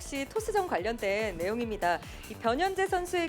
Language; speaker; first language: Korean; native; Korean